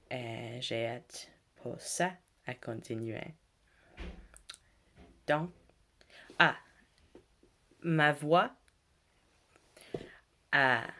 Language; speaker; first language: French; non-native, learner; English